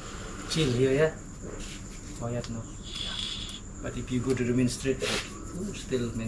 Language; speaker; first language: English; non-native, learner; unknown